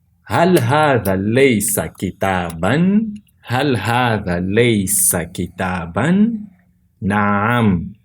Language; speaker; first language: Arabic; non-native, fluent; Portuguese